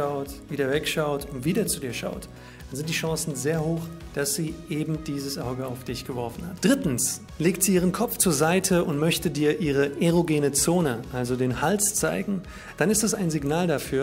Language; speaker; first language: German; native; German